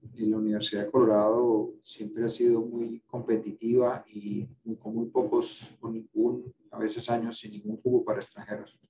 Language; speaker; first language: Spanish; native; Spanish